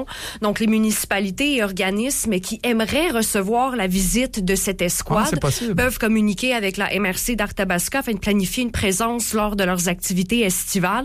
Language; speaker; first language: French; native; French